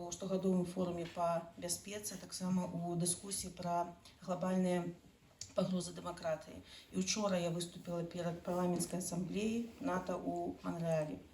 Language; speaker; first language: Belarusian; non-native, local second language; Russian